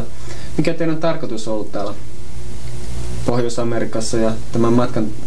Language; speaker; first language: Finnish; native; Finnish